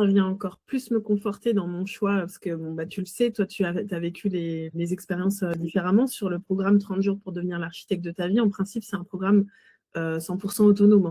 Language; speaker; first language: French; native; French